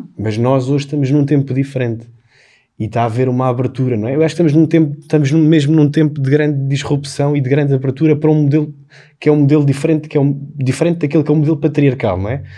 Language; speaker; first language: Portuguese; native; Portuguese